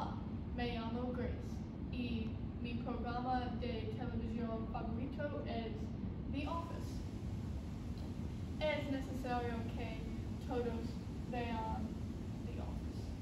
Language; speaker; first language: Spanish; non-native, learner; English